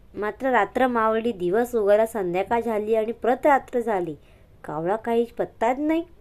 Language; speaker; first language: Marathi; non-native, local second language; Hindi